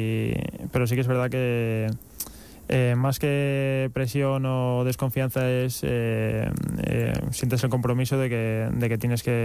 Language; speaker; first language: Spanish; native; Spanish